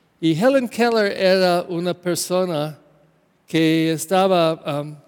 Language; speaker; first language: Spanish; non-native, learner; English